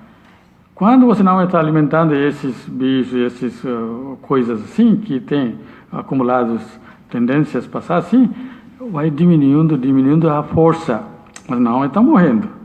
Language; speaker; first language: Portuguese; non-native, learner; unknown